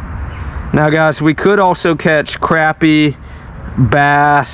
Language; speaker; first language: English; native; English